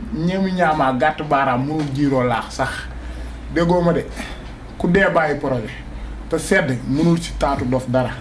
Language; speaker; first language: Wolof; native; Wolof